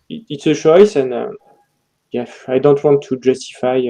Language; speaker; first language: English; non-native, learner; French